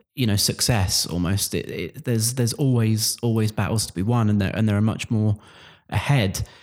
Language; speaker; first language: English; native; English